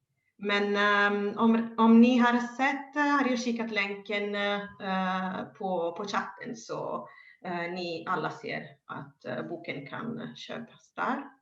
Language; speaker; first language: Swedish; non-native, fluent; Italian